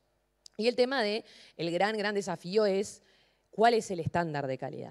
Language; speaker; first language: Spanish; native; Spanish